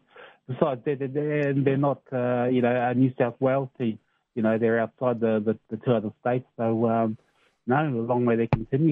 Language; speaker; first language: English; native; English